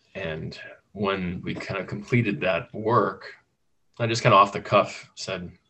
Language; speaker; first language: English; native; English